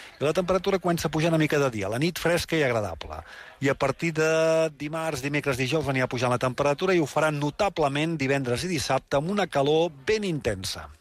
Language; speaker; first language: Catalan; native; Catalan